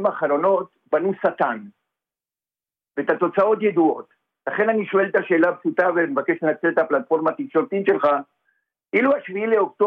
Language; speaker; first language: Hebrew; non-native, fluent; Spanish